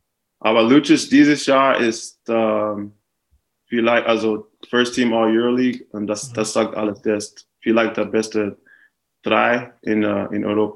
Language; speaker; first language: German; non-native, fluent; English